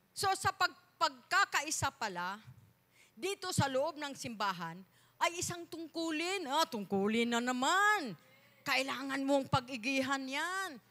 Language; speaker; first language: Filipino; non-native, local second language; Cebuano